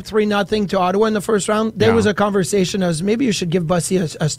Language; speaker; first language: English; native; English